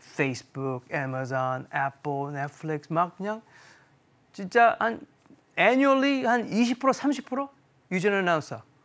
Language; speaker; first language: Korean; early bilingual, heritage; Korean